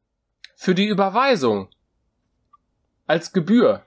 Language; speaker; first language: German; native; German